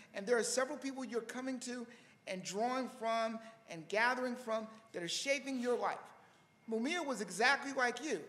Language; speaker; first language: English; native; English